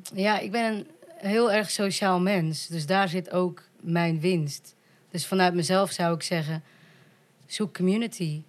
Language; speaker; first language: Dutch; native; Dutch